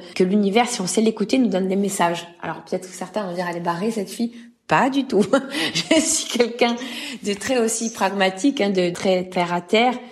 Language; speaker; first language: French; native; French